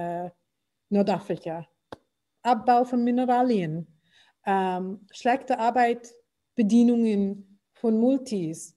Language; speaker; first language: German; non-native, fluent; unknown